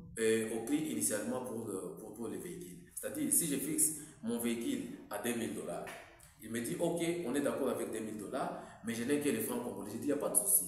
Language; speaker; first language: French; non-native, local second language; Swahili